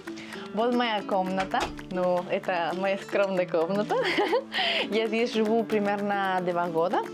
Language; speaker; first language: Russian; non-native, fluent; Spanish